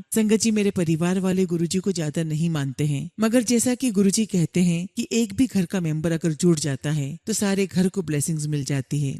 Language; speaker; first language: Hindi; native; Hindi